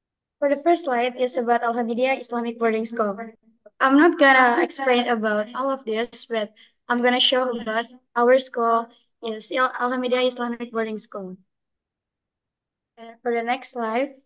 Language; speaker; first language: English; non-native, learner; Indonesian